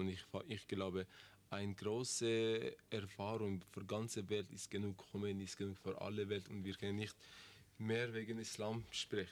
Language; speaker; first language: German; non-native, learner; Persian